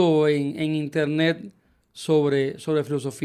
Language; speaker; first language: Spanish; native; Spanish